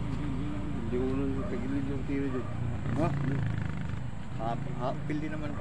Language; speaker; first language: Filipino; non-native, local second language; Cebuano